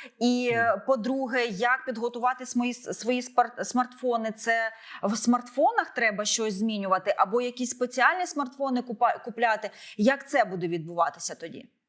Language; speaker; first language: Ukrainian; native; Ukrainian